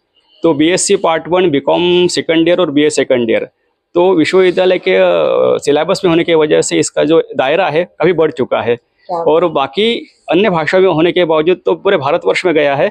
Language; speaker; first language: Hindi; non-native, local second language; Marathi